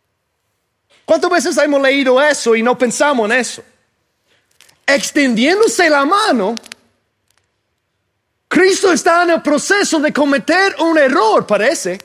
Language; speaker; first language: Spanish; non-native, fluent; English